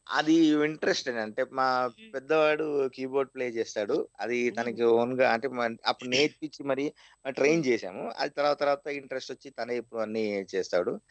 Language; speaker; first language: Telugu; native; Telugu